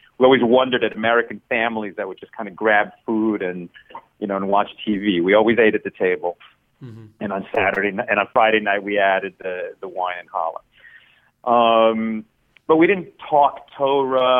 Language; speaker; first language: English; early bilingual, other home language; Spanish